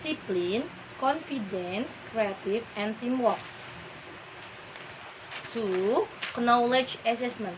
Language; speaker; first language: English; non-native, learner; Indonesian